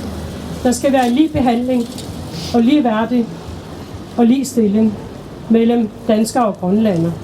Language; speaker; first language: Danish; non-native, local second language; Kalaallisut